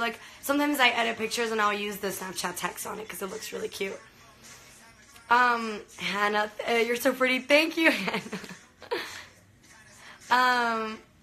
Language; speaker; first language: English; early bilingual, other home language; Spanish